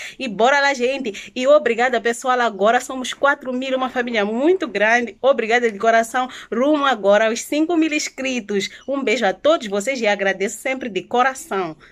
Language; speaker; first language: Portuguese; non-native, local second language; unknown